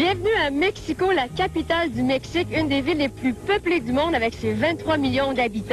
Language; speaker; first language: French; native; French